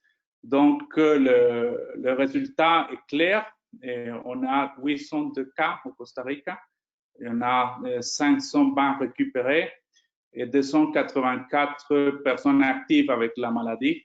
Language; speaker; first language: French; non-native, fluent; Spanish